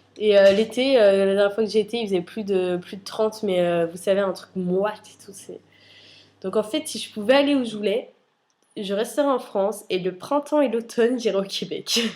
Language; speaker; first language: French; early bilingual, other home language; Arabic